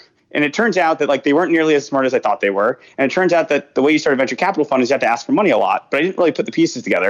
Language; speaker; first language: English; native; English